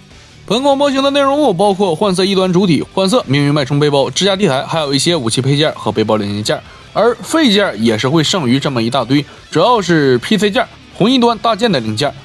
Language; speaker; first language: Chinese; native; Chinese